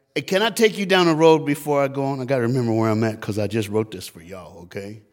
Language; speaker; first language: English; native; English